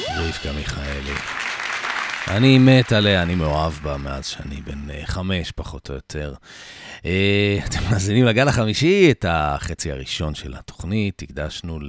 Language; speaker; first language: Hebrew; native; Hebrew